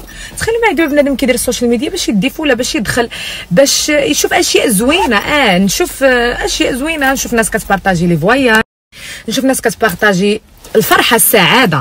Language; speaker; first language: Arabic; native; Arabic